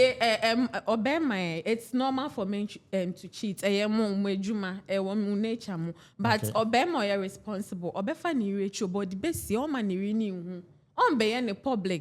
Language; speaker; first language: English; non-native, local second language; Akan